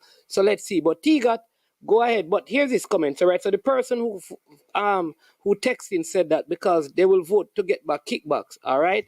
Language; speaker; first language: English; non-native, local second language; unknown